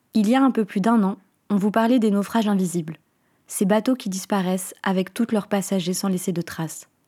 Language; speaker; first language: French; native; French